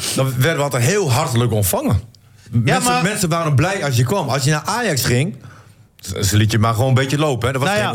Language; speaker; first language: Dutch; native; Dutch